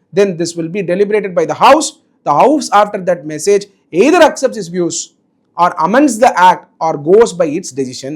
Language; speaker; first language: English; non-native, local second language; Tamil